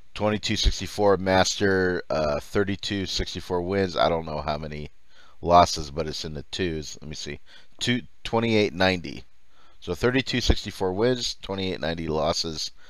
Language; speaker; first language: English; early bilingual, other home language; Finnish